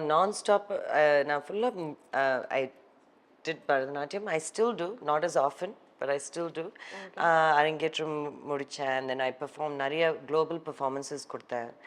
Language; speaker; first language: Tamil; early bilingual, heritage; Tamil